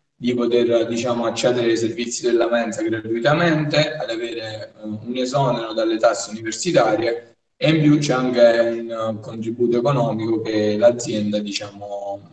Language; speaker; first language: Italian; native; Italian